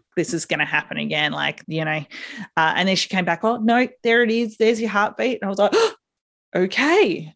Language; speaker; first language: English; native; English